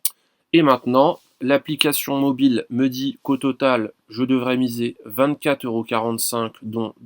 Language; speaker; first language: French; native; French